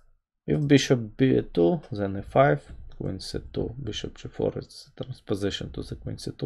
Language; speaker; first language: English; non-native, fluent; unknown